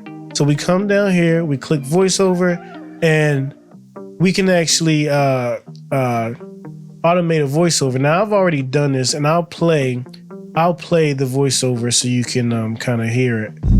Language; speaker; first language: English; native; English